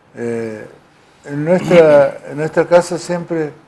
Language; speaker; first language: Spanish; native; Spanish